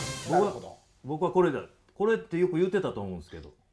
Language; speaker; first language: Japanese; native; Japanese